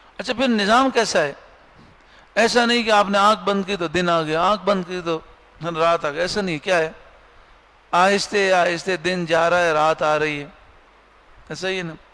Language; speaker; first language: Urdu; native; Urdu